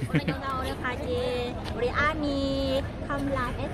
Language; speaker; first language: Korean; non-native, learner; Vietnamese